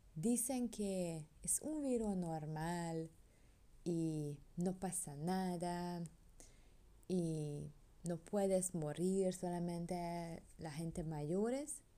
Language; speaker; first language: Spanish; non-native, learner; Hungarian